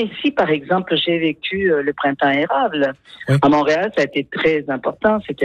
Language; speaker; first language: French; non-native, fluent; Spanish